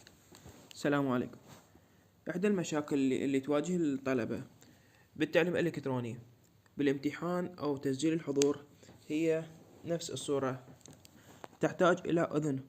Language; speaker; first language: Arabic; native; Arabic